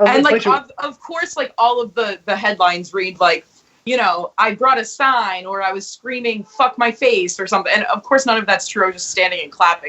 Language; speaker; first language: English; native; English